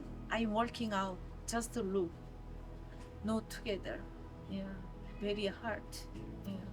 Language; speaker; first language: English; non-native, learner; Korean